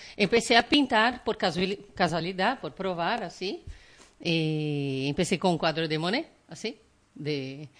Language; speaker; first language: Spanish; non-native, learner; Portuguese